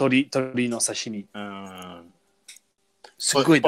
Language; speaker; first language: Japanese; non-native, learner; English